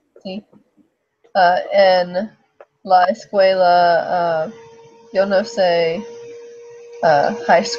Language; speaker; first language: Spanish; non-native, learner; English